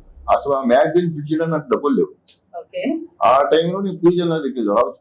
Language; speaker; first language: Telugu; native; Telugu